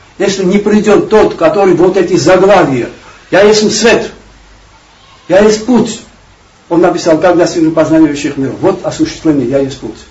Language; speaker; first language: Russian; non-native, local second language; Georgian